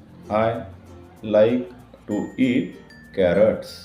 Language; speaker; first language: English; non-native, learner; Marathi